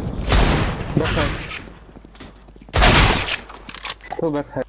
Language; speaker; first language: English; non-native, learner; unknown